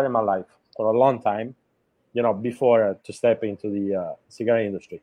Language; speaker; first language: English; non-native, fluent; Italian